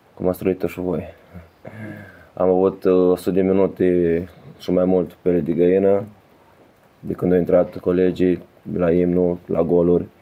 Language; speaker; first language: Romanian; early bilingual, heritage; Romanian